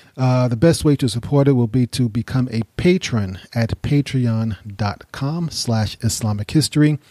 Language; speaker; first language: English; native; English